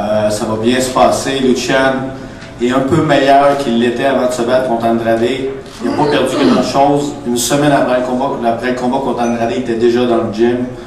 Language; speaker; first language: French; native; French